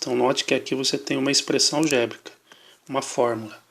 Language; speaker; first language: Portuguese; native; Portuguese